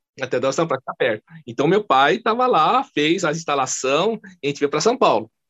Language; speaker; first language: Portuguese; early bilingual, other home language; Chinese